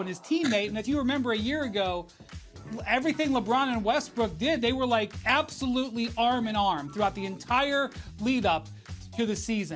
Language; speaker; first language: English; native; English